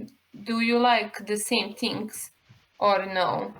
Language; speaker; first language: English; non-native, learner; Serbian